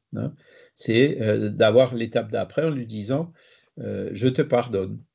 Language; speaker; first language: French; native; French